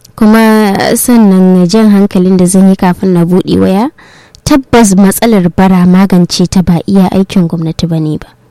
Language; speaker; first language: Hausa; native; Hausa